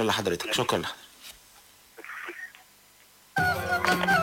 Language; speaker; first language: Arabic; native; Arabic